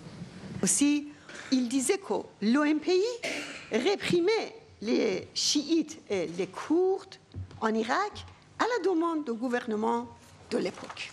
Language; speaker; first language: French; non-native, fluent; Persian